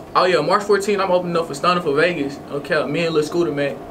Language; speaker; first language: English; native; English